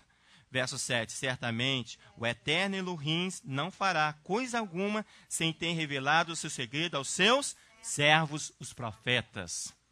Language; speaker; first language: Portuguese; native; Portuguese